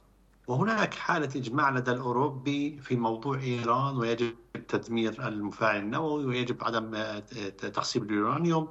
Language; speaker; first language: Arabic; native; Arabic